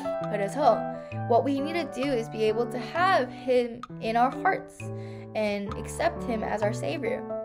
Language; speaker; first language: English; early bilingual, other home language; Korean